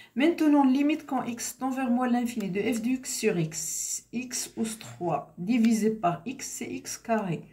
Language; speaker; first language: French; non-native, local second language; Arabic